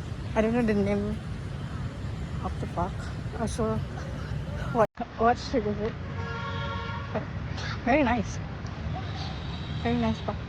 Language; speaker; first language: English; non-native, learner; Indonesian